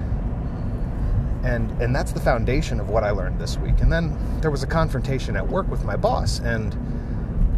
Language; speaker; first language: English; native; English